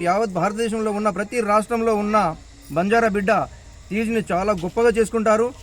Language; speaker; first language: Telugu; non-native, local second language; Lambadi